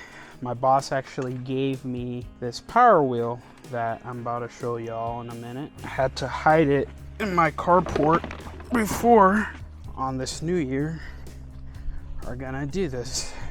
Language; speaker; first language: English; native; English